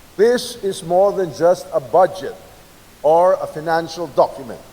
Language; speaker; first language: English; non-native, local second language; Filipino